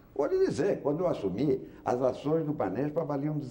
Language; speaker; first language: Portuguese; native; Portuguese